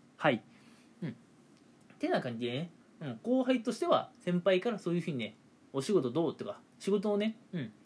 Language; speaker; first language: Japanese; native; Japanese